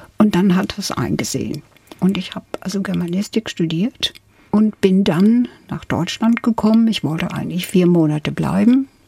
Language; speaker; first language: German; non-native, fluent; English